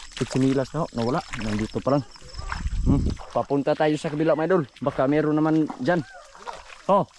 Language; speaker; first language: Filipino; native; Filipino